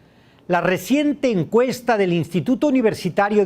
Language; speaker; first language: Spanish; native; Spanish